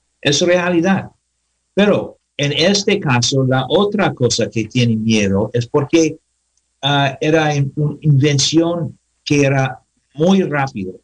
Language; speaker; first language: Spanish; non-native, learner; English